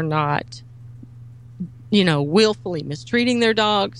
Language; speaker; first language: English; native; English